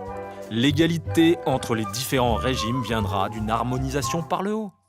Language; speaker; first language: French; native; French